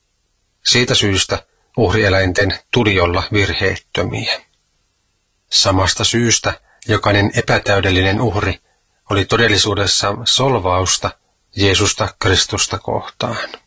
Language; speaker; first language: Finnish; native; Finnish